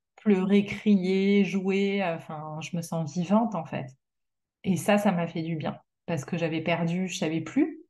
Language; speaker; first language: French; native; French